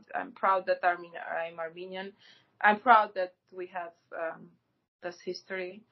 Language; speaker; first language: English; non-native, fluent; Armenian